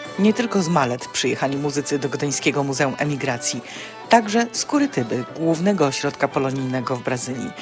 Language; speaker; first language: Polish; native; Polish